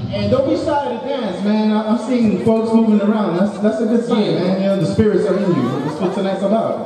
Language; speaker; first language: English; native; English